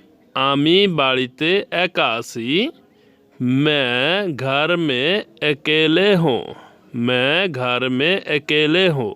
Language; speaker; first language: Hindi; non-native, learner; Bangla